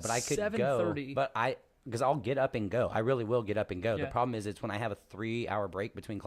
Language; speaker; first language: English; native; English